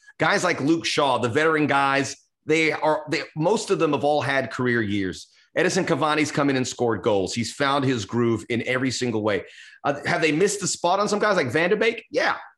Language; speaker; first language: English; early bilingual, other home language; Spanish